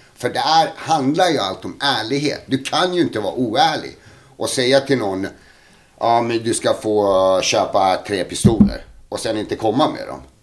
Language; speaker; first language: Swedish; early bilingual, other home language; Bosnian